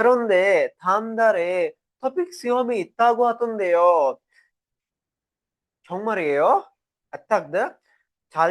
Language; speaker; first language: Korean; non-native, fluent; Sinhala